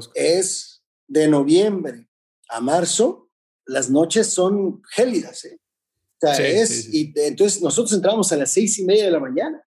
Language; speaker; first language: Spanish; native; Spanish